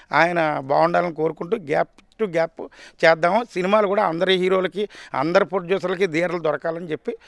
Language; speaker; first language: Telugu; native; Telugu